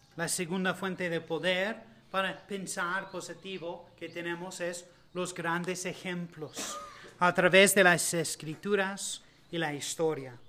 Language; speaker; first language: Spanish; non-native, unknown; English